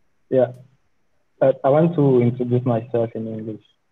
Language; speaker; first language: English; non-native, local second language; French